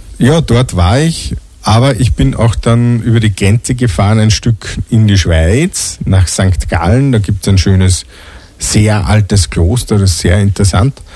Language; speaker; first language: German; native; German